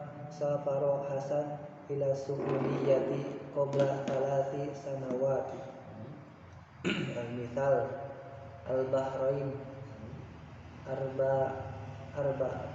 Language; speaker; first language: Arabic; non-native, learner; Indonesian